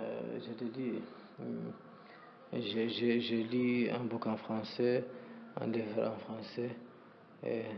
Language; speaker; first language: French; non-native, learner; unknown